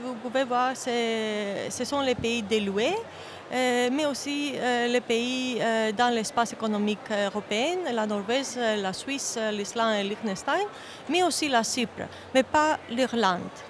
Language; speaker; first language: French; non-native, fluent; Greek